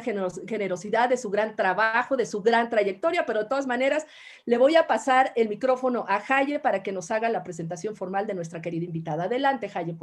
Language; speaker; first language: Spanish; native; Spanish